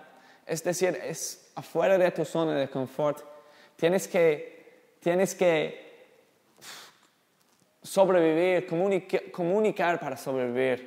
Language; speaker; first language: Spanish; non-native, fluent; English